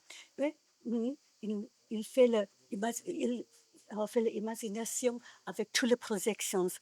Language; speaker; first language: French; non-native, learner; Japanese